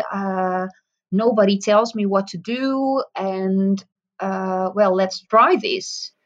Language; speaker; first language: English; non-native, fluent; Dutch